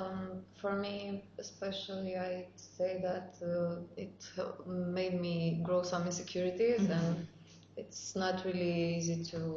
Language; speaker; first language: English; non-native, fluent; Romanian